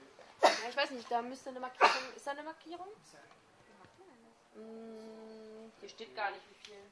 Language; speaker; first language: German; native; German